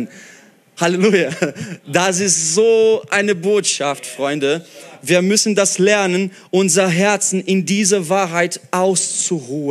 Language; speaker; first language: German; non-native, fluent; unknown